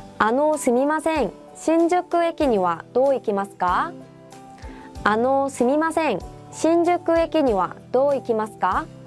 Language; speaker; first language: Japanese; non-native, fluent; Korean